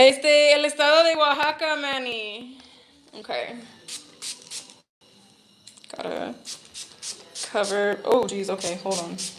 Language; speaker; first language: Spanish; non-native, learner; English